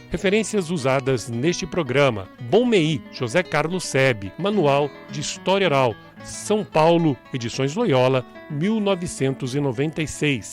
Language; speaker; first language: Portuguese; native; Portuguese